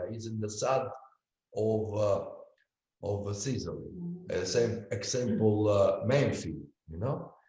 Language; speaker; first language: English; non-native, learner; Italian